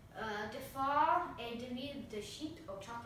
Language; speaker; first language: French; non-native, learner; English